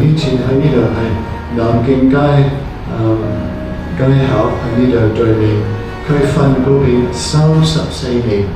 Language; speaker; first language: Cantonese; non-native, fluent; English